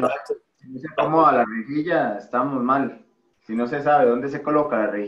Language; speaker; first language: Spanish; native; Spanish